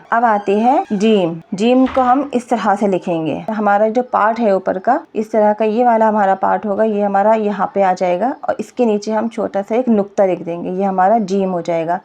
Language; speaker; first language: Urdu; native; Urdu